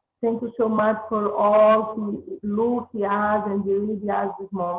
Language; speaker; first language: English; non-native, learner; Portuguese